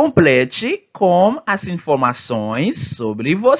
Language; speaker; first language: Portuguese; non-native, fluent; Haitian Creole